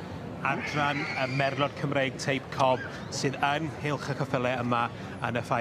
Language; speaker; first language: Welsh; native; Welsh